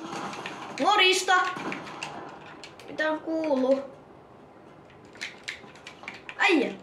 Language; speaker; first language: Finnish; early bilingual, other home language; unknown